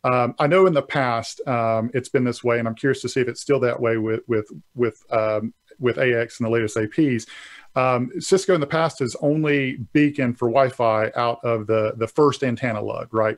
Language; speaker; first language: English; native; English